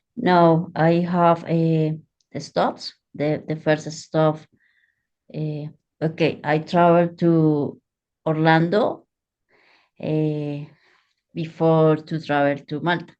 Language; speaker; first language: English; non-native, learner; Spanish